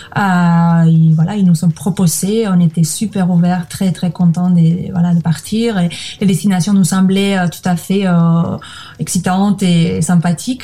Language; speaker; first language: French; non-native, fluent; Spanish